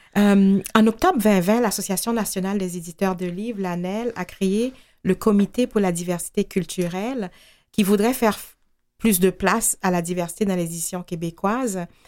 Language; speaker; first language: French; native; French